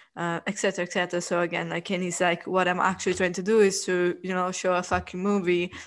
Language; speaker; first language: English; non-native, fluent; Italian